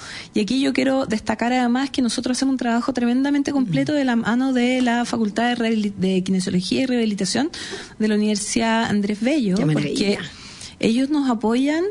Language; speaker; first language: Spanish; native; Spanish